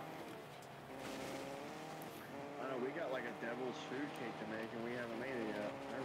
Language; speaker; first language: English; native; English